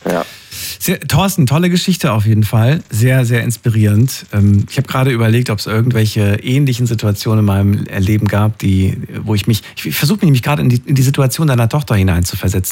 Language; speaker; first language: German; native; German